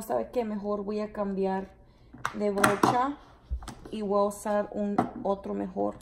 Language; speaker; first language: Spanish; early bilingual, heritage; Spanish